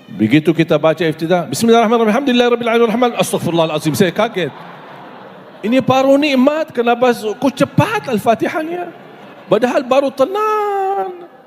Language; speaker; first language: Indonesian; non-native, fluent; Arabic